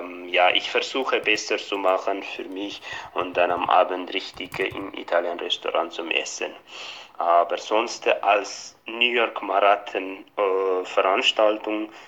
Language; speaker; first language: German; non-native, fluent; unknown